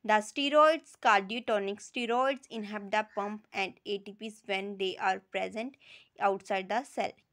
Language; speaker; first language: English; non-native, local second language; Punjabi